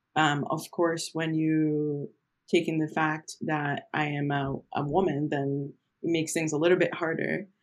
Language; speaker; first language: English; early bilingual, other home language; Portuguese